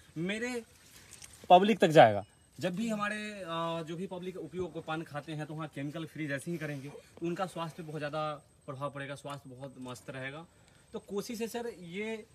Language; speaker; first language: Hindi; native; Hindi